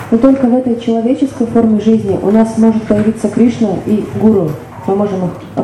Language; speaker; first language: Russian; native; Russian